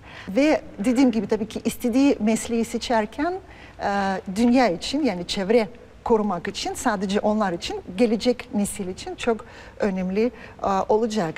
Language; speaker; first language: Turkish; non-native, fluent; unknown